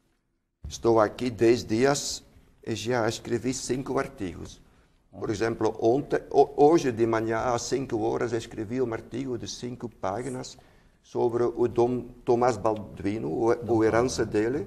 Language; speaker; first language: Portuguese; non-native, fluent; Dutch